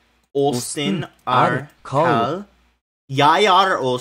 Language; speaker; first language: Norwegian; non-native, learner; English